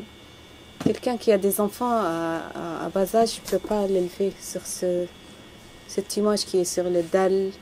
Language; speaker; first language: French; non-native, learner; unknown